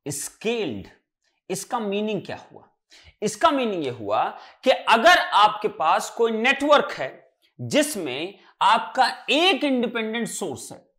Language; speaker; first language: Hindi; native; Hindi